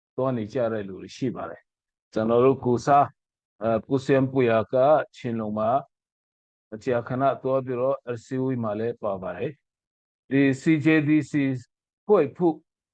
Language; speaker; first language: Burmese; non-native, local second language; Hakha Chin